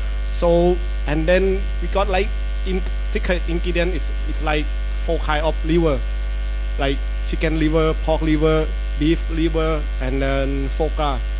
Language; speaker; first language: English; non-native, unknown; Thai